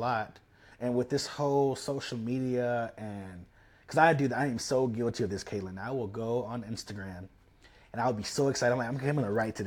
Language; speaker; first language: English; native; English